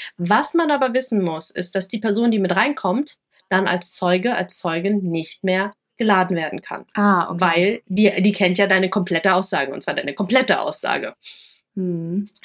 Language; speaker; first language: German; early bilingual, other home language; Vietnamese